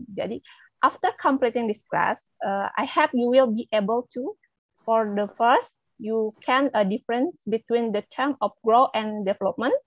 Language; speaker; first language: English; non-native, learner; Indonesian